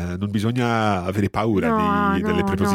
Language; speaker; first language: Italian; non-native, fluent; English